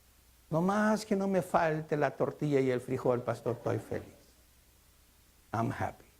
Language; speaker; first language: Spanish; early bilingual, heritage; Spanish